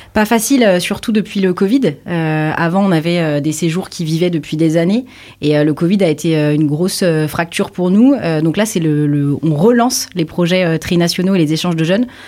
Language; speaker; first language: French; native; French